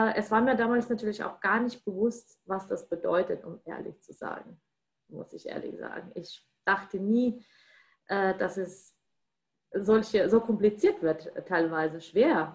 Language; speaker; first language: German; non-native, fluent; Russian